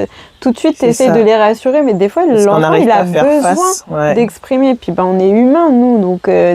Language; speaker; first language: French; native; French